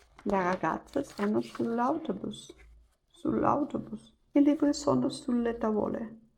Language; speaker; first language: Italian; non-native, learner; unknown